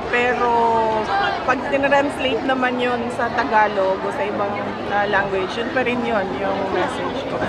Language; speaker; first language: Filipino; non-native, local second language; Cebuano